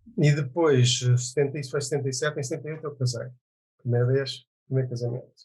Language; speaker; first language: Portuguese; native; Portuguese